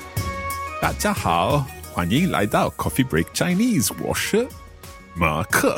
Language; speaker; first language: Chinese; non-native, learner; English